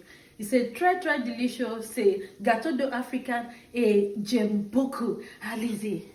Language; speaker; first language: French; non-native, learner; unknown